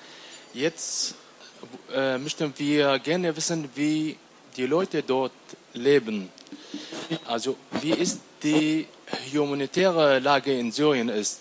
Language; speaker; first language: German; non-native, learner; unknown